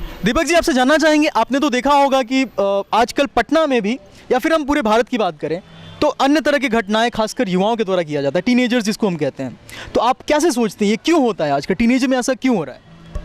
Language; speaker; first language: Hindi; native; Hindi